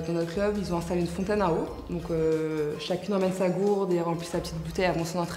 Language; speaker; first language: French; native; French